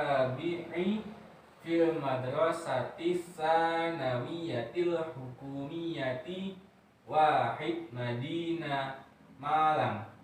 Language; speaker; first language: Arabic; non-native, learner; Indonesian